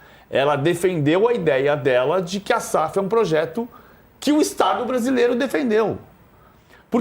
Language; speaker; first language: Portuguese; native; Portuguese